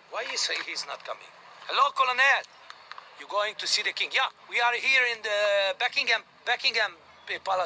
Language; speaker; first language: English; non-native, learner; Hungarian